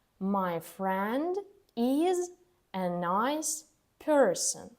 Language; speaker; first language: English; non-native, fluent; Ukrainian